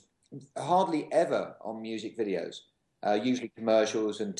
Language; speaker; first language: English; native; English